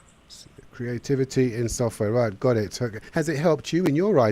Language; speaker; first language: English; native; English